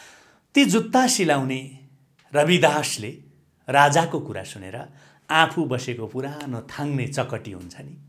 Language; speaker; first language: Nepali; native; Nepali